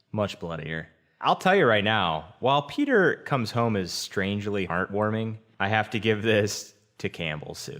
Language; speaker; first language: English; native; English